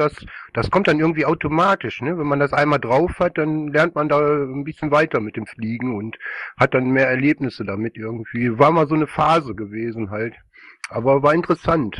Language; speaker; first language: German; native; German